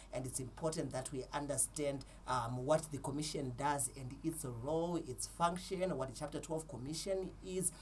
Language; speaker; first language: English; non-native, local second language; Shona